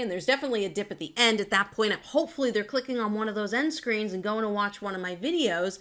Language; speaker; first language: English; native; English